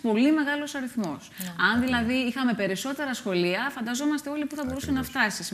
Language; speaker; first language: Greek; native; Greek